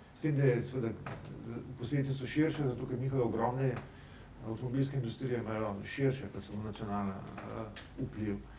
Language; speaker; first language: Slovenian; native; Slovenian